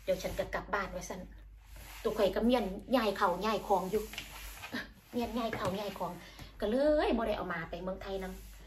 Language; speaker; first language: Thai; native; Thai